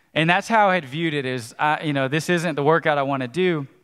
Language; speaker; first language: English; native; English